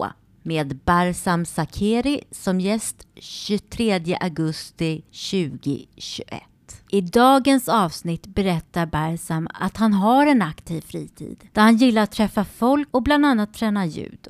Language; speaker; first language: Swedish; native; Swedish